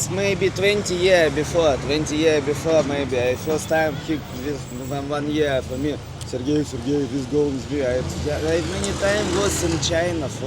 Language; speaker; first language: English; non-native, learner; Russian